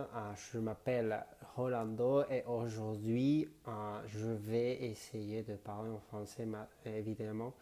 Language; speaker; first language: French; non-native, learner; Spanish